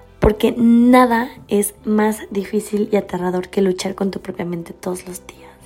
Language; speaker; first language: Spanish; native; Spanish